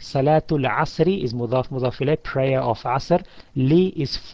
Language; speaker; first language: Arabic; non-native, fluent; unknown